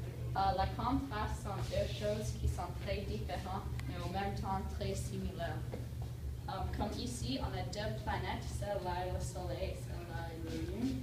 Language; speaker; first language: French; non-native, learner; English